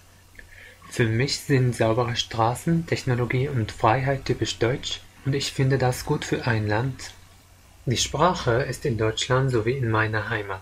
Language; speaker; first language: German; non-native, fluent; Arabic